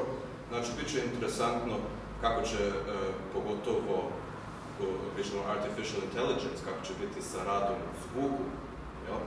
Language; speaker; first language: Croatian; early bilingual, heritage; German